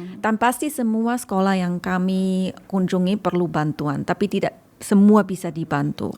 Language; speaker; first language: Indonesian; non-native, fluent; German